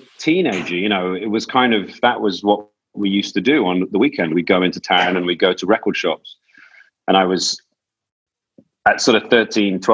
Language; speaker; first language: English; native; English